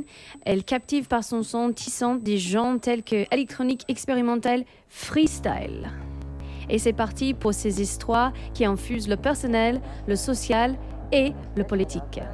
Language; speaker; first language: French; native; French